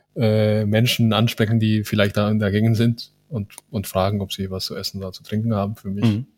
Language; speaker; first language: German; non-native, fluent; Spanish